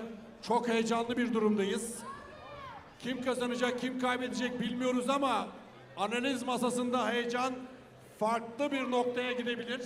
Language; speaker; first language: Turkish; native; Turkish